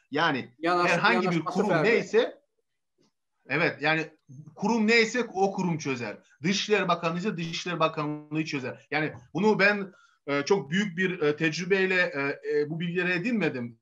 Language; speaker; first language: Turkish; non-native, fluent; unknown